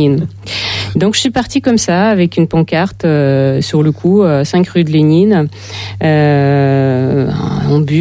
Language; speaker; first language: French; non-native, fluent; Russian